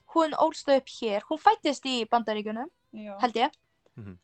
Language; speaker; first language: Icelandic; early bilingual, other home language; Portuguese